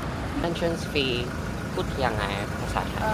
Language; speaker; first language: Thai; non-native, learner; Filipino